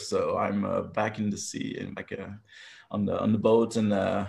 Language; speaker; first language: English; non-native, fluent; French